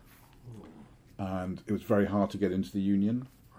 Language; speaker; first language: English; native; English